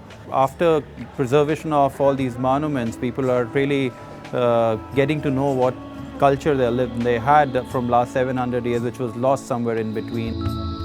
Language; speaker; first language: English; non-native, local second language; Hindi